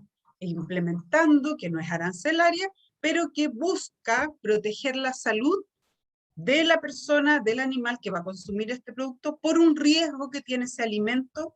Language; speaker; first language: Spanish; native; Spanish